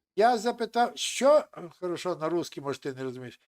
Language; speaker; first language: Russian; non-native, local second language; Ukrainian